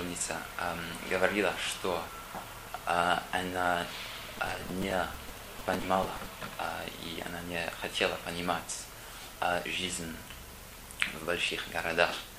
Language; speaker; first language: Russian; non-native, learner; English